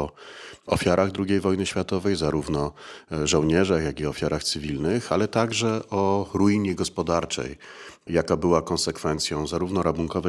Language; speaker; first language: Polish; native; Polish